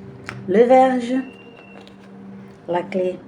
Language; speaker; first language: French; non-native, fluent; Portuguese